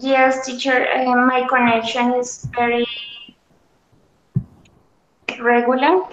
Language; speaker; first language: English; non-native, learner; Spanish